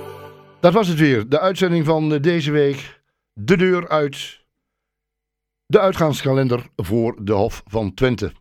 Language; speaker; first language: Dutch; native; Dutch